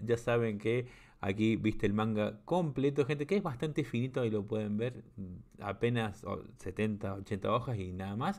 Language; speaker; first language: Spanish; native; Spanish